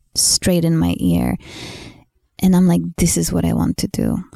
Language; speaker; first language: English; non-native, fluent; Swedish